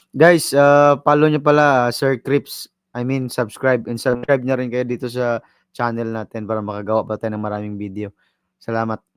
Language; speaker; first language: Filipino; non-native, local second language; Cebuano